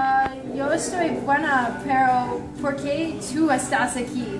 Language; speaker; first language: Spanish; non-native, learner; English